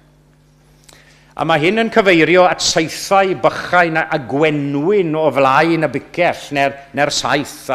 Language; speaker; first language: Welsh; native; Welsh